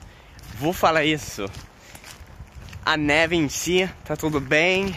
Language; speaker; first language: Portuguese; non-native, fluent; Swedish